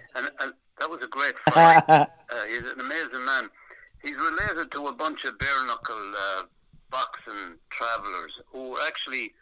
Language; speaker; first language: English; native; English